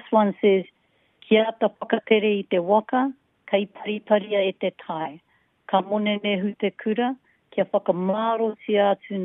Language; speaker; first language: English; native; English